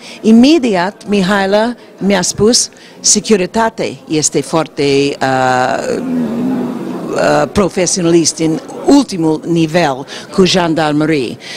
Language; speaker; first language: Romanian; non-native, learner; English